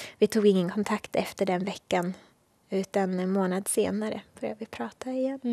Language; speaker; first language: Swedish; early bilingual, other home language; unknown